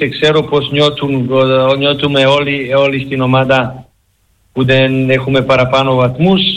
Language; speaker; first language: Greek; non-native, fluent; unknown